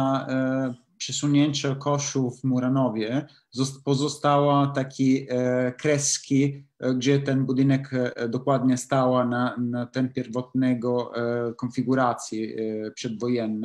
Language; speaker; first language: Polish; non-native, learner; Italian